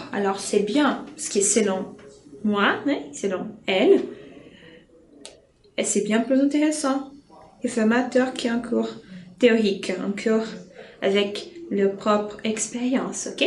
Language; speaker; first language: French; non-native, fluent; Portuguese